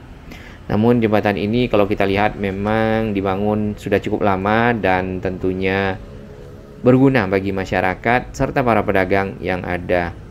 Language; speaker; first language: Indonesian; native; Indonesian